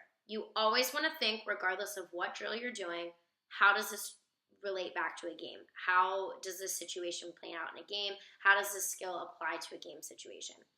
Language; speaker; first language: English; native; English